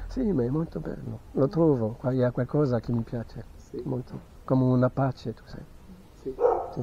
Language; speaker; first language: Italian; non-native, learner; French